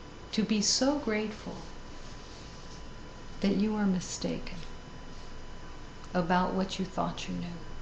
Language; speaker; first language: English; native; English